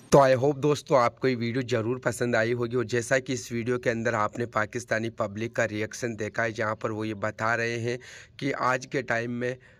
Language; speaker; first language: Hindi; native; Hindi